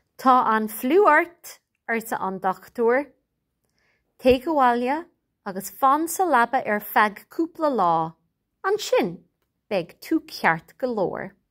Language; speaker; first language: Irish; non-native, local second language; English